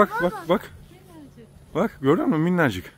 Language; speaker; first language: Turkish; native; Turkish